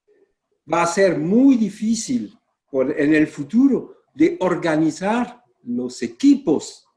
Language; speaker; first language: Spanish; non-native, fluent; French